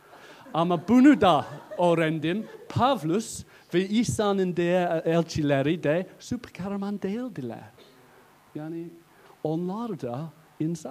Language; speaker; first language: Turkish; non-native, learner; English